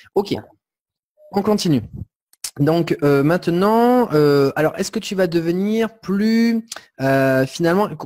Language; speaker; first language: French; native; French